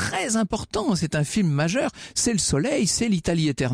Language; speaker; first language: French; native; French